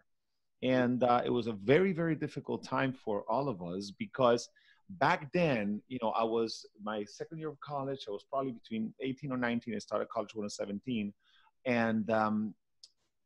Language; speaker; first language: English; non-native, fluent; Spanish